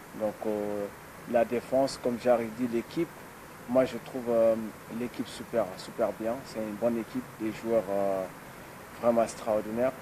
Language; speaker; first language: French; non-native, local second language; Wolof